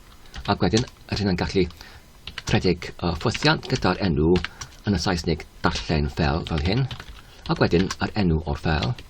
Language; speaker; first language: Welsh; non-native, learner; Polish